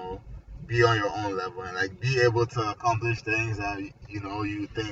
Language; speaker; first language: English; non-native, local second language; Igbo